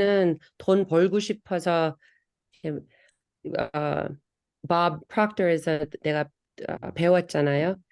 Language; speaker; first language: Korean; early bilingual, heritage; Korean